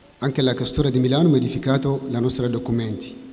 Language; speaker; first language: Italian; non-native, learner; Tigrinya